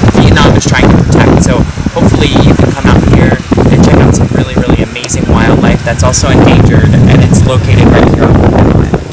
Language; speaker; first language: English; native; English